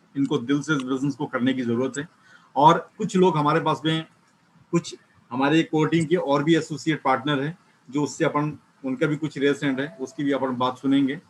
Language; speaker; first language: Hindi; native; Hindi